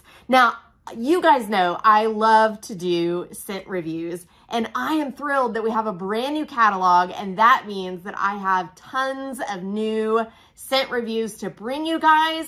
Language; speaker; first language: English; native; English